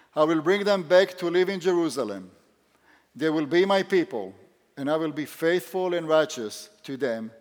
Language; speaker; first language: English; non-native, fluent; Hebrew